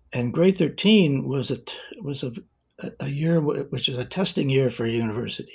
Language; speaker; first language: English; native; English